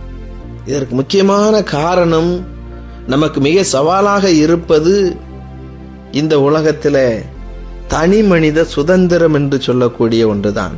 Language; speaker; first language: Tamil; native; Tamil